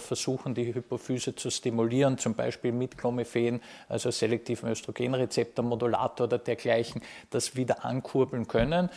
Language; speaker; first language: German; native; German